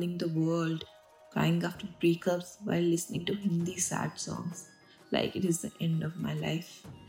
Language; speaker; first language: English; non-native, local second language; Hindi